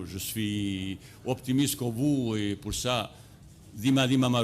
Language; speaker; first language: French; non-native, fluent; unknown